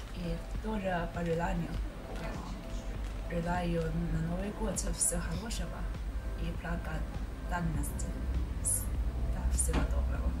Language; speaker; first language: Russian; non-native, learner; Chinese